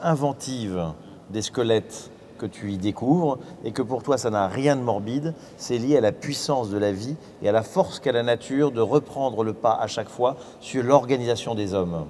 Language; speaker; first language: French; native; French